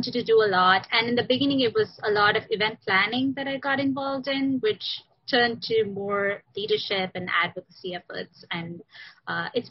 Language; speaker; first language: English; non-native, local second language; Sinhala